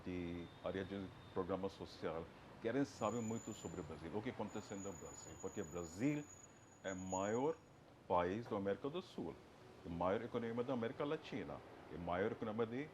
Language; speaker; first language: Portuguese; non-native, fluent; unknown